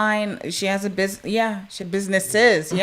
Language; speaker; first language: English; native; English